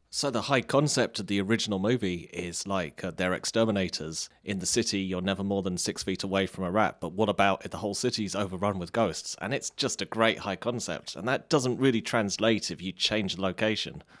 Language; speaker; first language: English; native; English